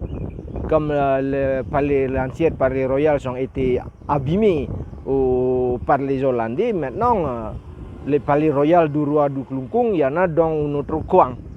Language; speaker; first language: French; non-native, learner; Indonesian